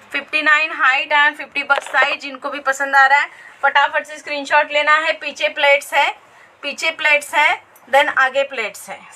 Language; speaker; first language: Hindi; non-native, local second language; Marathi